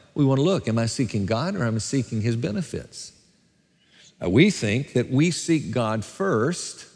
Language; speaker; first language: English; native; English